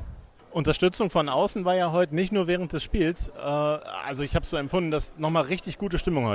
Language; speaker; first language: German; native; German